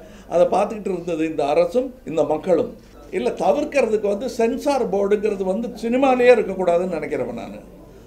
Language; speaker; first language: Tamil; native; Tamil